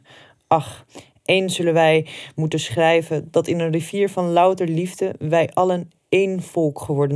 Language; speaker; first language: Dutch; native; Dutch